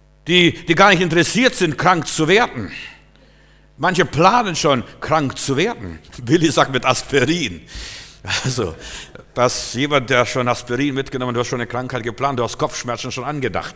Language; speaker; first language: German; native; German